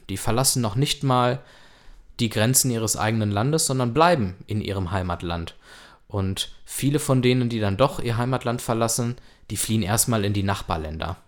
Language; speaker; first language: German; native; German